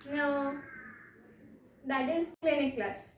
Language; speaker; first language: English; non-native, local second language; Hindi